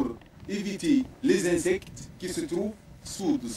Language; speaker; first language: French; non-native, local second language; Arabic